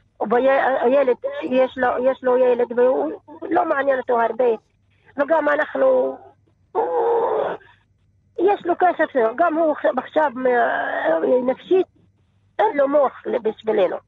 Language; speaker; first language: Hebrew; non-native, learner; Arabic